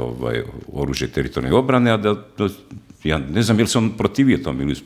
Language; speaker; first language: Croatian; native; Croatian